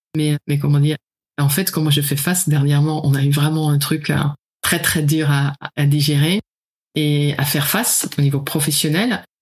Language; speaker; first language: French; non-native, fluent; Dutch